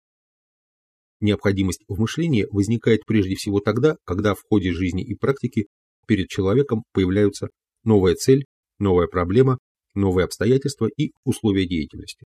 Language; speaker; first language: Russian; native; Russian